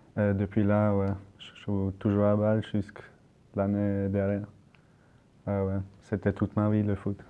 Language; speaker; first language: French; non-native, local second language; German